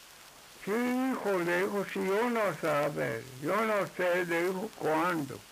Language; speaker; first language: Spanish; non-native, local second language; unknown